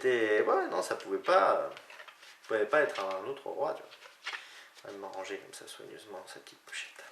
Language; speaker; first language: French; native; French